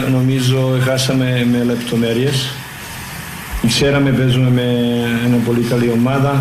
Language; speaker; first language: Greek; non-native, learner; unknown